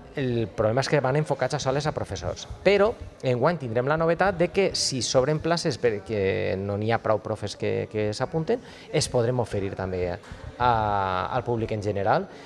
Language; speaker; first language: Catalan; native; Catalan